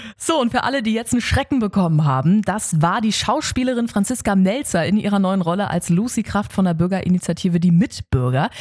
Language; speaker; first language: German; native; German